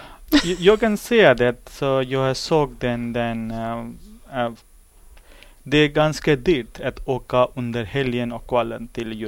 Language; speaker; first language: Swedish; non-native, learner; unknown